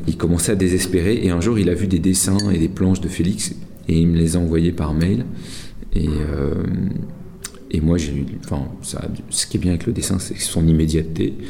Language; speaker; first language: French; native; French